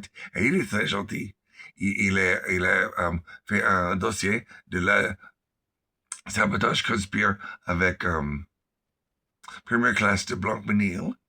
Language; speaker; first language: French; non-native, learner; English